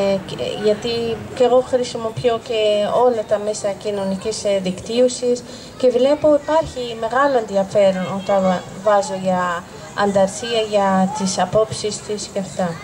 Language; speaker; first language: Greek; non-native, fluent; Arabic